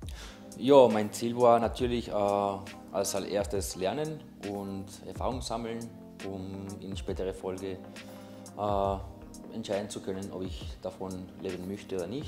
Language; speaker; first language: German; non-native, fluent; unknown